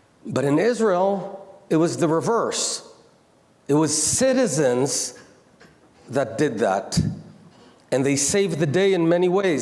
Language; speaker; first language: English; non-native, local second language; Hebrew